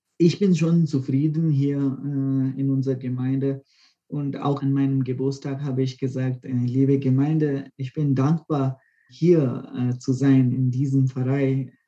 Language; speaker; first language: German; non-native, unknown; Konkani